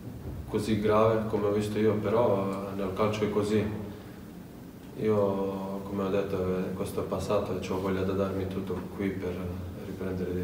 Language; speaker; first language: Italian; non-native, fluent; Serbian